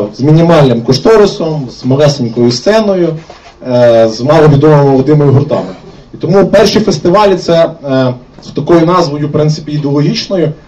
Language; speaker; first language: Ukrainian; native; Ukrainian